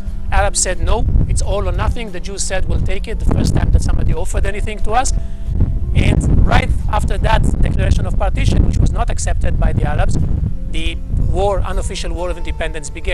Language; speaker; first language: English; non-native, fluent; Hebrew